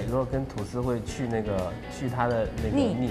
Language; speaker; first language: Chinese; native; Chinese